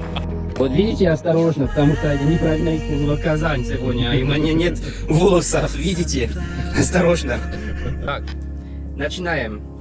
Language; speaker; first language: Russian; non-native, learner; French